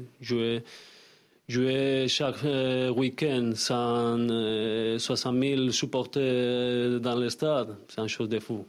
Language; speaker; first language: French; non-native, learner; Spanish